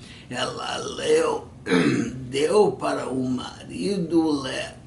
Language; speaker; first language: Portuguese; non-native, fluent; English